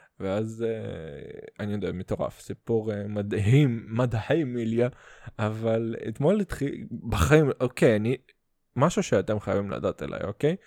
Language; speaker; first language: Hebrew; non-native, fluent; Russian